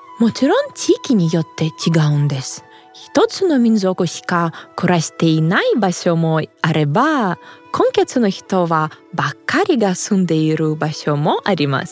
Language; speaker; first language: Japanese; non-native, fluent; Russian